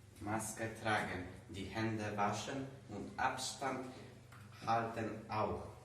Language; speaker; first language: German; non-native, learner; Polish